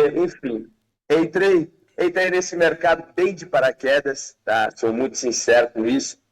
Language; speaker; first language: Portuguese; native; Portuguese